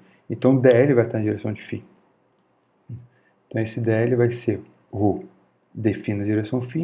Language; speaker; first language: Portuguese; native; Portuguese